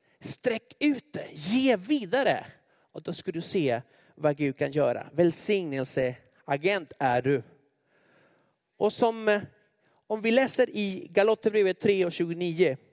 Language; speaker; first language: Swedish; non-native, fluent; Spanish